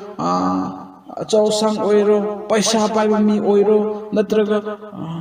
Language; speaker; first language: Manipuri; non-native, local second language; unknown